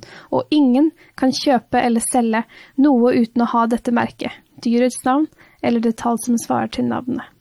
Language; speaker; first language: Norwegian; native; Norwegian